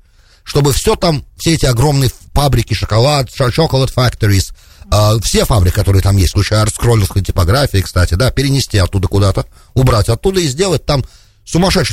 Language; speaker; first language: Russian; native; Russian